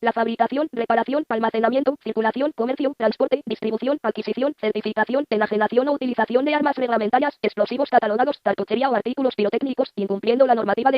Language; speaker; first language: Spanish; native; Spanish